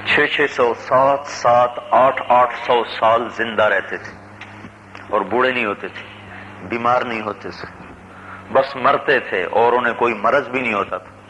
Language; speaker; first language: Urdu; non-native, local second language; Punjabi